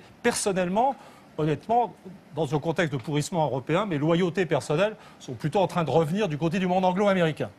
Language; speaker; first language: French; native; French